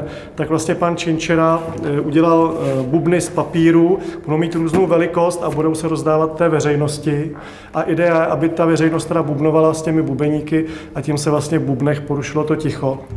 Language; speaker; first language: Czech; native; Czech